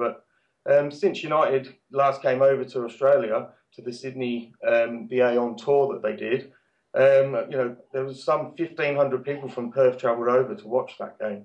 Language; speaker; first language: English; native; English